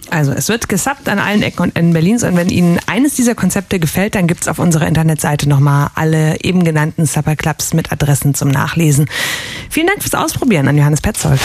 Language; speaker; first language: German; native; German